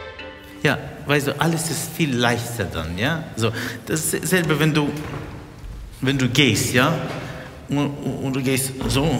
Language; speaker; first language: German; non-native, fluent; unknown